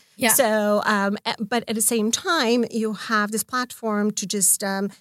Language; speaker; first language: English; non-native, fluent; Serbian